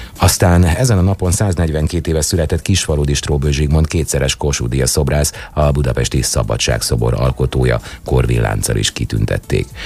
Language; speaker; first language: Hungarian; native; Hungarian